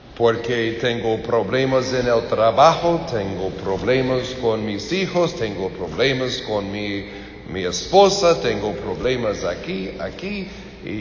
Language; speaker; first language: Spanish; non-native, learner; English